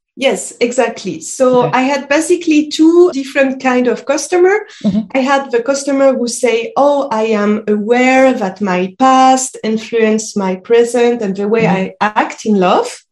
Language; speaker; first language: English; non-native, fluent; French